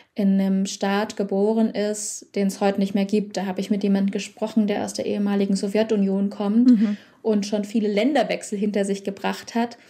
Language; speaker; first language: German; native; German